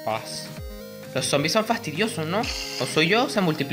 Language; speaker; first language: Spanish; native; Spanish